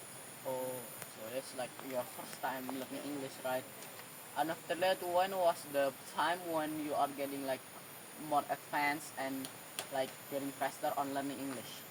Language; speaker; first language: English; non-native, learner; Indonesian